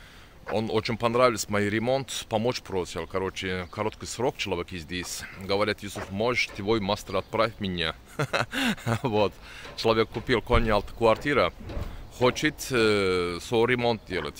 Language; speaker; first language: Russian; non-native, learner; Turkish